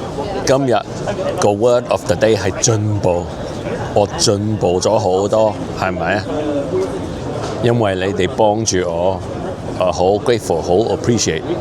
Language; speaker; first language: Cantonese; early bilingual, heritage; English